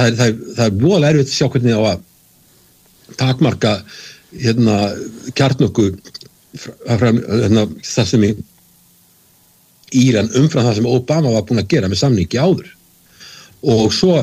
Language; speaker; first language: Icelandic; native; Icelandic